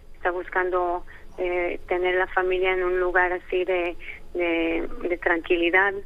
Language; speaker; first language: Spanish; early bilingual, heritage; Hebrew